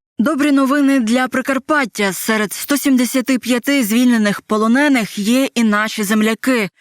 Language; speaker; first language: Ukrainian; native; Ukrainian